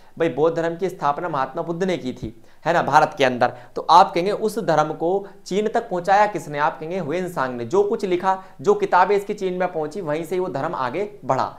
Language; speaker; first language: Hindi; native; Hindi